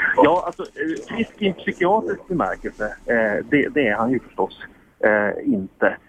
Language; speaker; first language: Swedish; native; Swedish